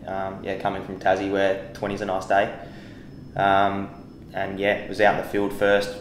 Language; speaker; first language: English; native; English